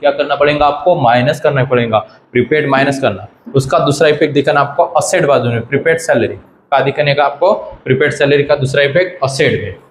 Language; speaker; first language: Hindi; non-native, local second language; Marathi